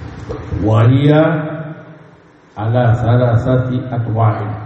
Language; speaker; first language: Arabic; non-native, fluent; Indonesian